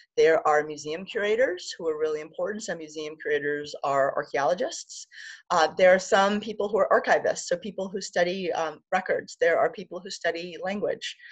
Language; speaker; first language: English; native; English